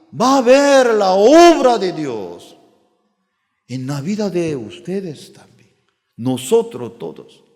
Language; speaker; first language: Spanish; non-native, learner; Korean